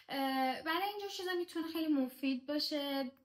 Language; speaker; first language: Persian; native; Persian